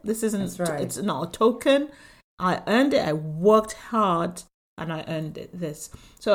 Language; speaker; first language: English; non-native, local second language; Yoruba